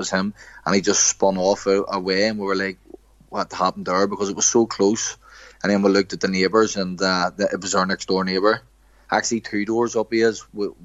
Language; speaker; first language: English; native; English